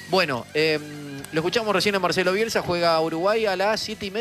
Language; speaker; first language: Spanish; native; Spanish